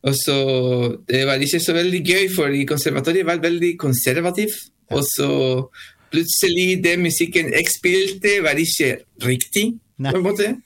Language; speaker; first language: Norwegian; non-native, learner; Spanish